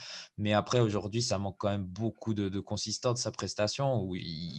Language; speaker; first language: French; native; French